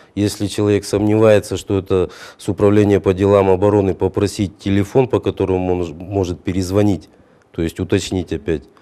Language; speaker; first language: Russian; native; Russian